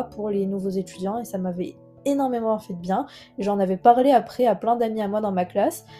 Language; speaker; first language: French; non-native, local second language; Arabic